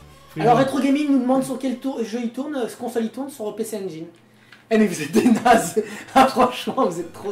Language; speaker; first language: French; native; French